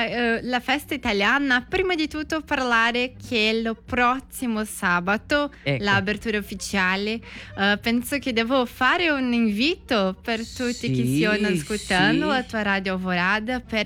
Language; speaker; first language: Italian; non-native, learner; Portuguese